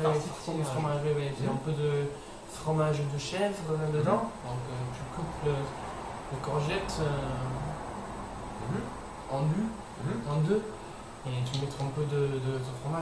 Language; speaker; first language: French; non-native, learner; English